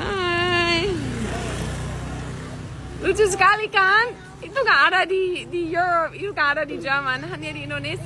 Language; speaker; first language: Indonesian; non-native, fluent; German